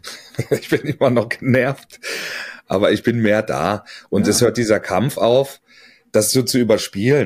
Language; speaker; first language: German; native; German